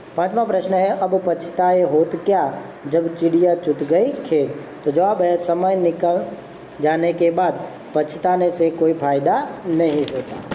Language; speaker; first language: Hindi; non-native, local second language; Gujarati